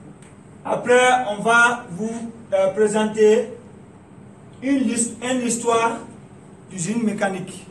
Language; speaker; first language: French; non-native, learner; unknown